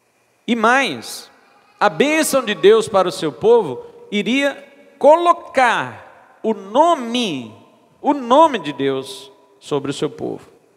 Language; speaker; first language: Portuguese; native; Portuguese